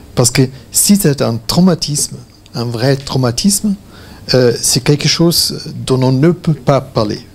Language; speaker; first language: French; non-native, fluent; German